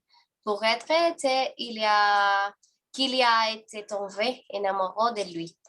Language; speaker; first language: French; non-native, learner; Spanish